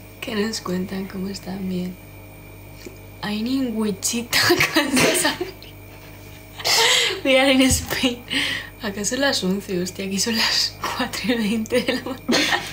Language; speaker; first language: Spanish; native; Spanish